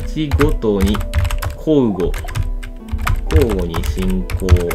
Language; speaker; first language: Japanese; native; Japanese